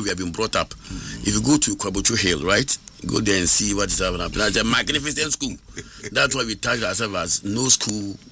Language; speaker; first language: English; non-native, local second language; Akan